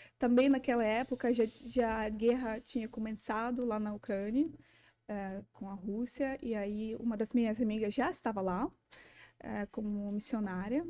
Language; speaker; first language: Portuguese; non-native, fluent; Ukrainian